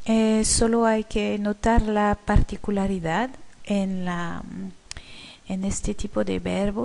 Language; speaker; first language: Spanish; non-native, fluent; French